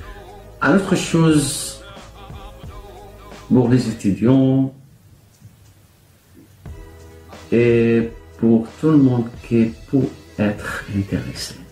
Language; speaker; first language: French; non-native, fluent; Arabic